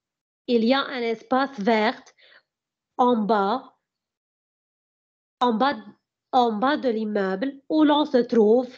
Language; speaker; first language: French; non-native, learner; Arabic